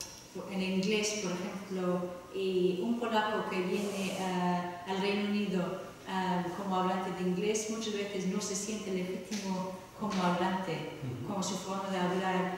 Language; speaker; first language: Spanish; non-native, fluent; English